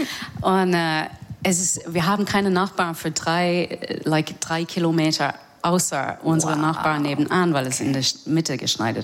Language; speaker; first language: German; non-native, learner; English